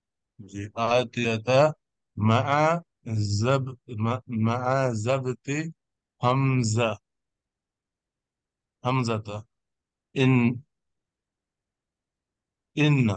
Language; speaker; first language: Arabic; non-native, learner; Urdu